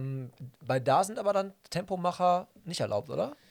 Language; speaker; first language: German; native; German